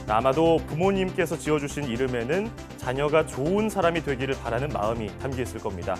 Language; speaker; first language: Korean; native; Korean